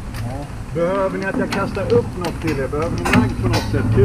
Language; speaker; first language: Swedish; native; Swedish